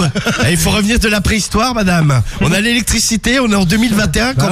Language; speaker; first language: French; native; French